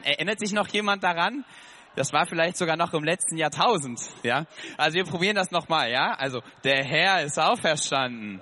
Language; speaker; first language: German; native; German